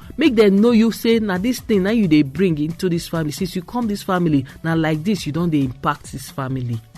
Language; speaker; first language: Nigerian Pidgin; non-native, local second language; Igbo